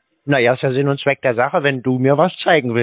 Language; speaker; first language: German; native; German